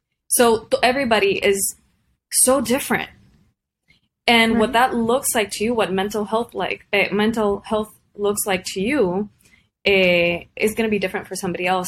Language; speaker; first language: English; non-native, local second language; Spanish